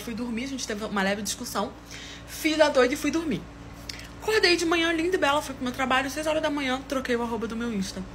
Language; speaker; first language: Portuguese; native; Portuguese